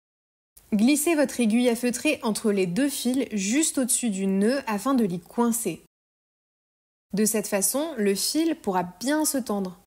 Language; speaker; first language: French; native; French